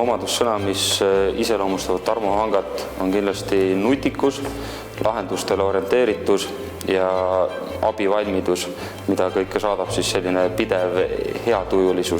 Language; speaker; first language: Estonian; native; Estonian